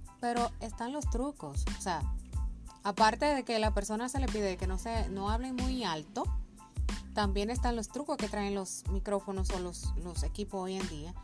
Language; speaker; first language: Spanish; native; Spanish